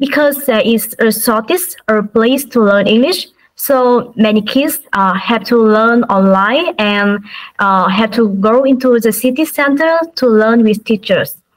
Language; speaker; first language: English; non-native, learner; Vietnamese